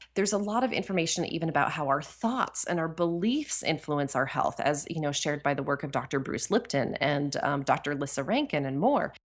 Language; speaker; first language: English; native; English